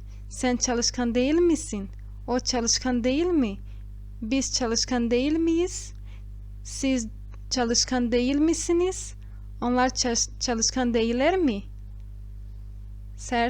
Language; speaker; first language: Turkish; non-native, fluent; Portuguese